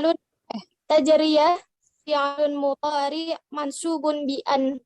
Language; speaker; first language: Arabic; non-native, fluent; Indonesian